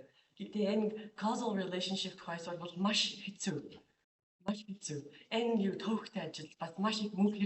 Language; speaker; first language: Mongolian; non-native, fluent; English